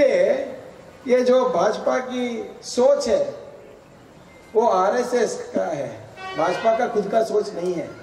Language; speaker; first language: Hindi; non-native, local second language; Kannada